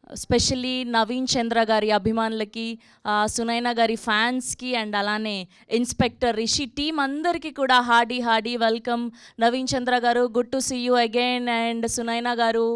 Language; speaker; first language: Telugu; native; Telugu